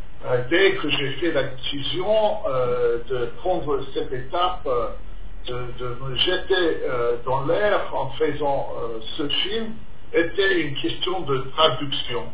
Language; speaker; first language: French; non-native, fluent; English